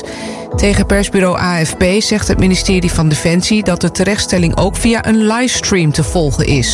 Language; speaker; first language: Dutch; native; Dutch